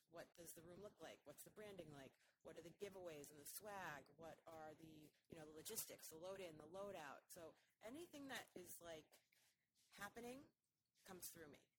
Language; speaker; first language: English; native; English